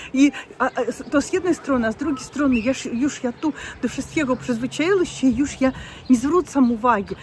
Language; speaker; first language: Polish; non-native, learner; Russian